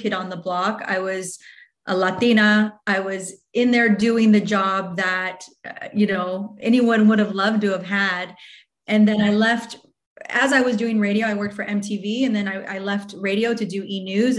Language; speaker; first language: English; native; English